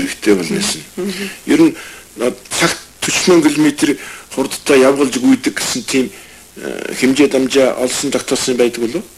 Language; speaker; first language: Mongolian; native; Mongolian